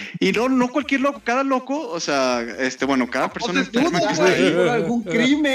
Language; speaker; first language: Spanish; native; Spanish